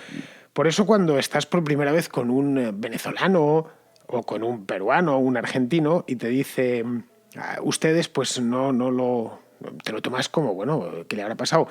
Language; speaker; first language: Spanish; native; Spanish